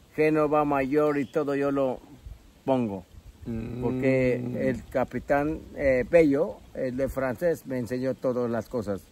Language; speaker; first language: Spanish; non-native, local second language; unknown